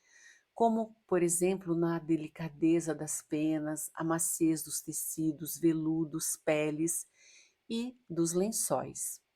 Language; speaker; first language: Portuguese; native; Portuguese